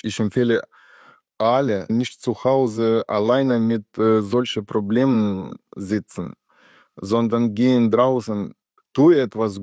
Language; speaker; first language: German; non-native, learner; Russian